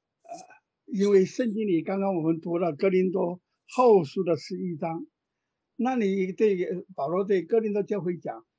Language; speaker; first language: Chinese; native; Chinese